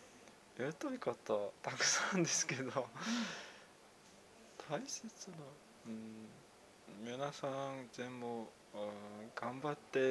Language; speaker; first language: Japanese; non-native, learner; Mongolian